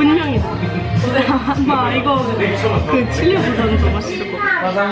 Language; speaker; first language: Korean; non-native, learner; French